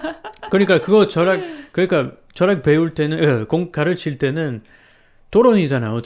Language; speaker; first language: Korean; non-native, fluent; French